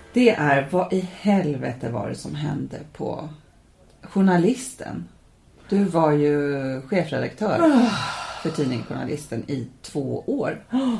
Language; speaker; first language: Swedish; native; Swedish